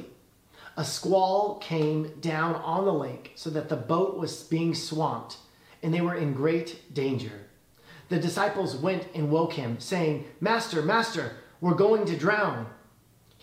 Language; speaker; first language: English; native; English